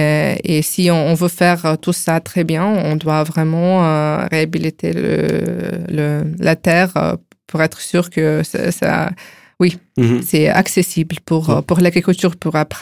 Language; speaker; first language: French; non-native, fluent; Ukrainian